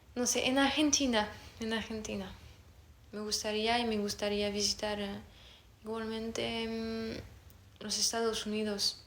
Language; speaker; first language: Spanish; non-native, learner; French